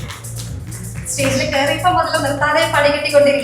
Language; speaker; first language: Malayalam; native; Malayalam